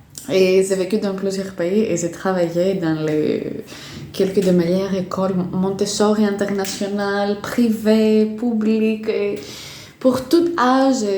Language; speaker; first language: French; non-native, fluent; Greek